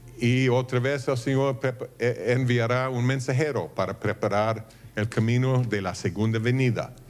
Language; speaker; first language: Spanish; non-native, fluent; English